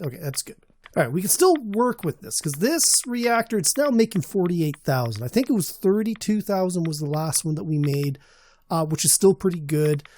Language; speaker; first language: English; native; English